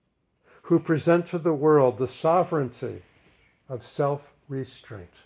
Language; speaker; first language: English; native; English